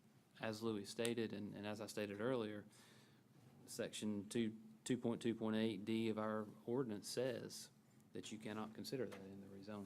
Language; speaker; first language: English; native; English